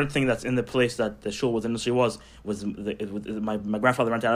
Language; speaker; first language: English; non-native, fluent; Hebrew